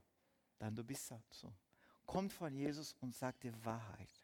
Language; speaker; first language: German; non-native, fluent; Portuguese